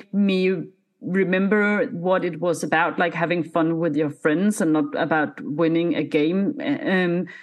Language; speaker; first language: English; non-native, fluent; Danish